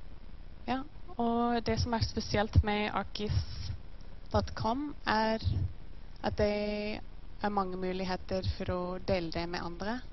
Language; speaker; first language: Norwegian; non-native, learner; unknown